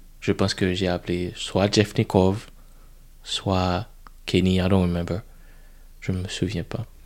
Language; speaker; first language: French; non-native, local second language; Haitian Creole